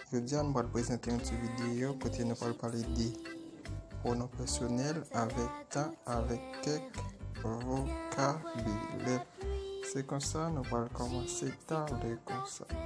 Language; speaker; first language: French; non-native, local second language; Haitian Creole